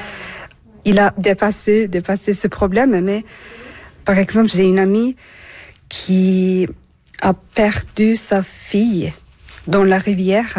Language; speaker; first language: French; non-native, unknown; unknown